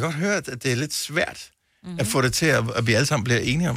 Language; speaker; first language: Danish; native; Danish